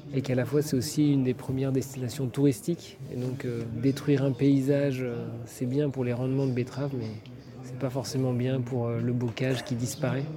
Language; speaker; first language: French; native; French